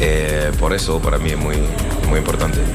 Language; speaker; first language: Spanish; non-native, learner; French